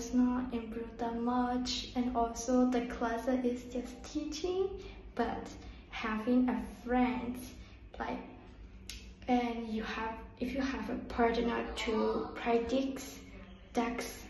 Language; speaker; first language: English; non-native, learner; Burmese